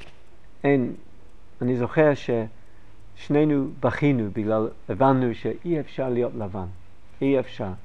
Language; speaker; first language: Hebrew; non-native, fluent; English